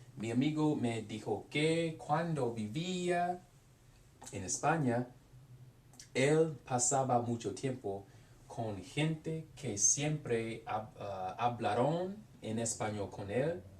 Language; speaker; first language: Spanish; non-native, learner; English